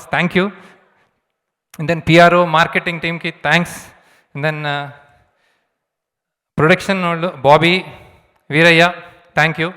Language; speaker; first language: Telugu; native; Telugu